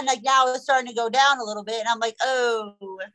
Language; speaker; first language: English; early bilingual, other home language; Persian